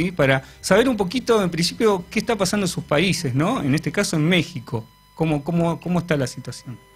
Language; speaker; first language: Spanish; native; Spanish